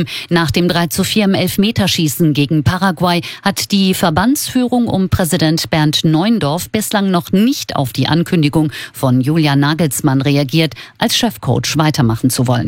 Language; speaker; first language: German; native; German